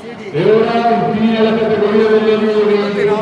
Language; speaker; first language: Italian; native; Italian